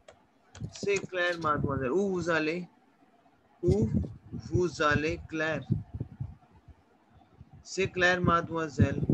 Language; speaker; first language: French; non-native, learner; Hindi